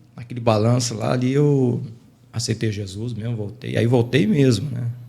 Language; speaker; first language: Portuguese; native; Portuguese